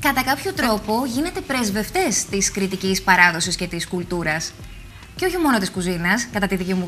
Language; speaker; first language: Greek; native; Greek